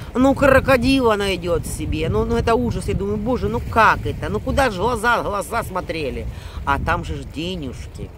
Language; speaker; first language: Russian; native; Russian